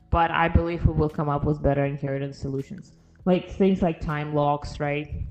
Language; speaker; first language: English; non-native, fluent; Russian